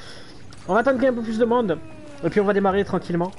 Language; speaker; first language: French; native; French